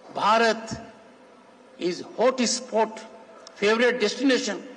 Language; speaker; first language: Hindi; native; Hindi